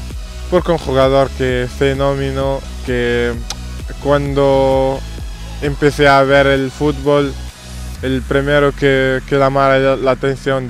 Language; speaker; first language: Spanish; non-native, fluent; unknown